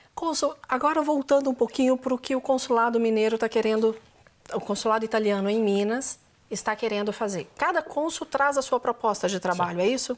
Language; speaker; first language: Portuguese; native; Portuguese